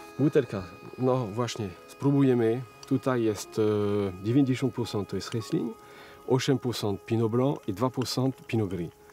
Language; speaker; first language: Polish; early bilingual, heritage; French